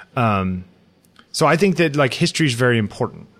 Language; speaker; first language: English; early bilingual, other home language; Ukrainian